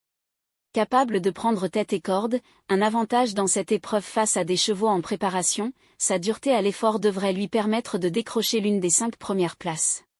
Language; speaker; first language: French; native; French